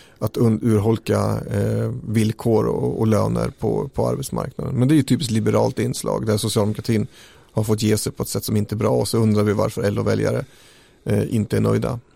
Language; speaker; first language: Swedish; native; Swedish